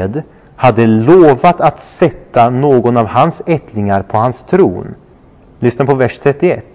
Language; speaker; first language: Swedish; non-native, fluent; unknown